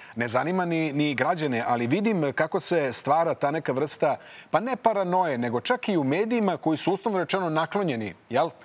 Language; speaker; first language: Serbian; native; Serbian